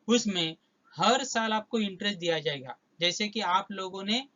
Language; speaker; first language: Hindi; non-native, local second language; Marathi